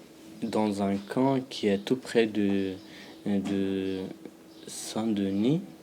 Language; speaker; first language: French; non-native, learner; Pashto